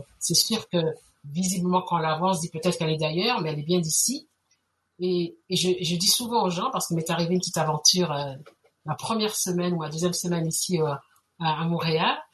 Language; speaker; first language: French; native; French